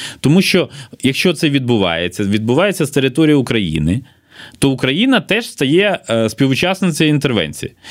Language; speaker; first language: Ukrainian; native; Ukrainian